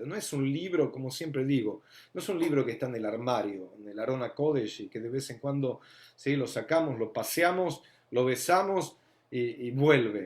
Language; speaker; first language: Spanish; non-native, fluent; Portuguese